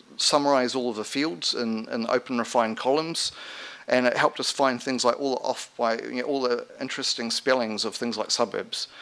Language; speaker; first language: English; native; English